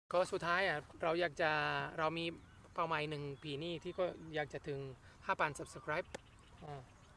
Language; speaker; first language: Thai; non-native, fluent; Spanish